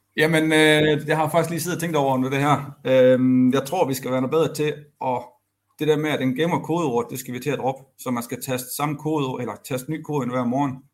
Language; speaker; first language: Danish; native; Danish